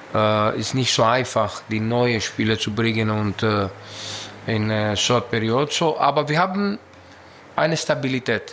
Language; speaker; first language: German; non-native, learner; Greek